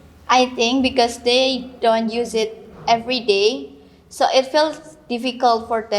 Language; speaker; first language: English; non-native, learner; Indonesian